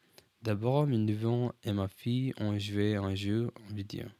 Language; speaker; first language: French; non-native, learner; English